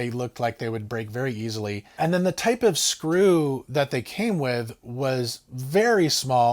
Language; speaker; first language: English; native; English